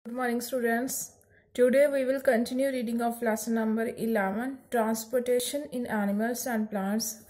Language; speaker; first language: English; non-native, local second language; Punjabi